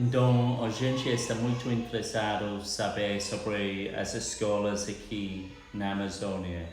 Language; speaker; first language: Portuguese; non-native, learner; English